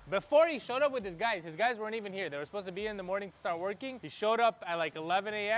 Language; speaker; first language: English; native; English